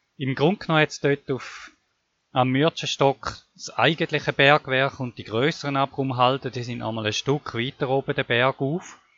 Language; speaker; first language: German; native; German